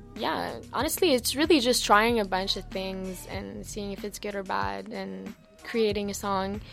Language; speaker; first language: English; early bilingual, other home language; French